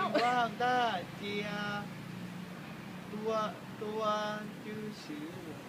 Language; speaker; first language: Chinese; non-native, learner; Thai